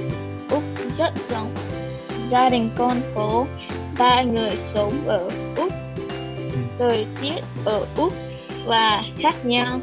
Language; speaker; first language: Vietnamese; early bilingual, heritage; Vietnamese